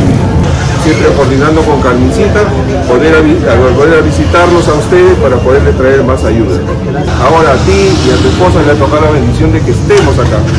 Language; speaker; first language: Spanish; native; Spanish